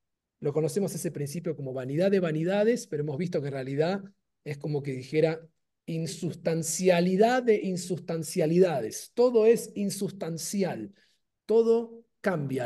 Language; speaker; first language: Spanish; native; Spanish